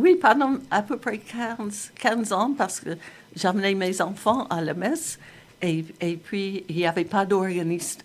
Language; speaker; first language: French; non-native, fluent; English